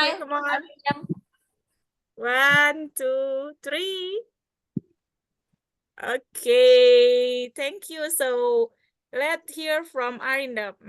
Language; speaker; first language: English; non-native, learner; Indonesian